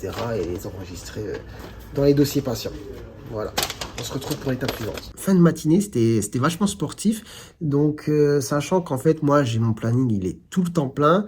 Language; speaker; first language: French; native; French